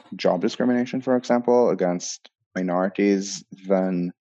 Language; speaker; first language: English; non-native, fluent; Hebrew